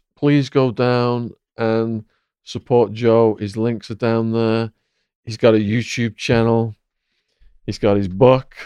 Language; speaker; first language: English; native; English